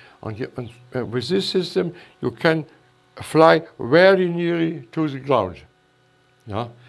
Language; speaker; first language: English; non-native, learner; German